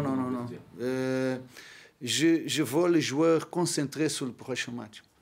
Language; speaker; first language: French; non-native, learner; Portuguese